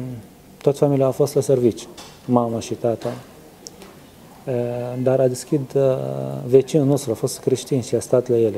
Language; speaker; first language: Romanian; non-native, learner; Arabic